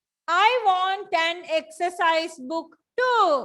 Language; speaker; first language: English; non-native, fluent; Sinhala